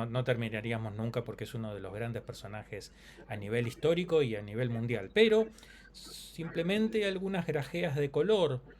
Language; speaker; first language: Spanish; native; Spanish